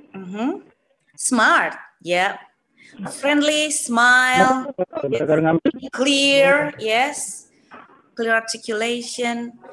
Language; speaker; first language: English; non-native, fluent; Malay